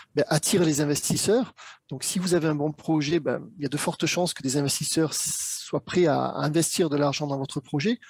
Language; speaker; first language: French; native; French